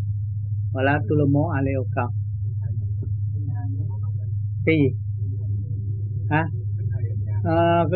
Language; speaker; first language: French; non-native, learner; Vietnamese